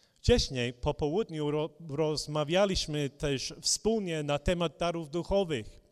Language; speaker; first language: Polish; non-native, fluent; English